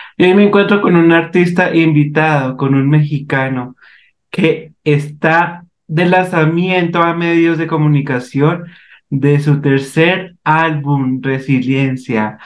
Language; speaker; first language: Spanish; native; Spanish